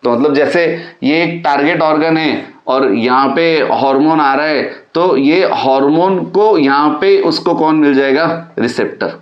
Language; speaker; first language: Hindi; non-native, local second language; Marathi